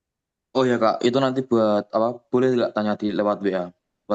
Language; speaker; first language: Indonesian; native; Indonesian